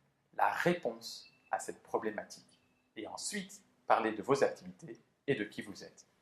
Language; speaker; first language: French; native; French